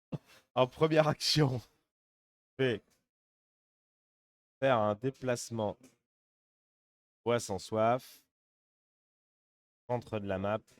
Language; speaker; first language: French; native; French